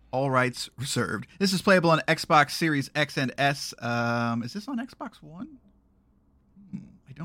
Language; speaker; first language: English; native; English